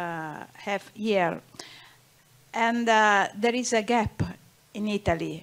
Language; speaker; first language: English; non-native, learner; Italian